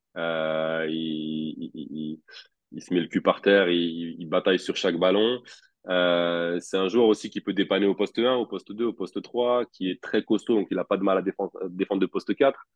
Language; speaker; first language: French; native; French